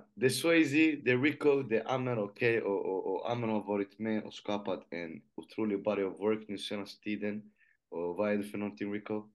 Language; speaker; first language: Swedish; early bilingual, other home language; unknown